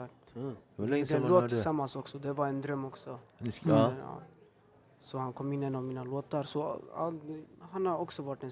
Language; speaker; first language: Swedish; early bilingual, other home language; Albanian